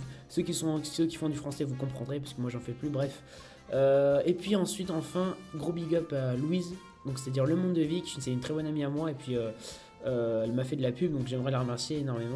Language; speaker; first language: French; native; French